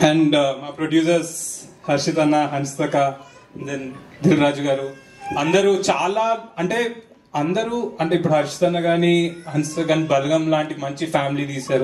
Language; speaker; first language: Telugu; native; Telugu